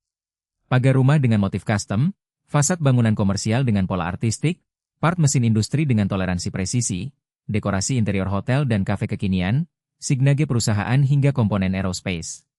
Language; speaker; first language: Indonesian; native; Indonesian